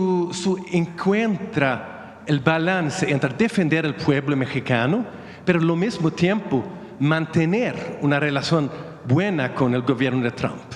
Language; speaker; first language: Spanish; non-native, fluent; Swedish